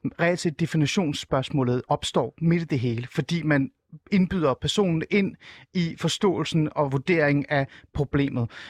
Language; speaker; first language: Danish; native; Danish